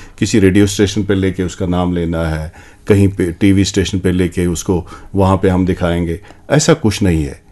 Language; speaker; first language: Urdu; non-native, local second language; Kashmiri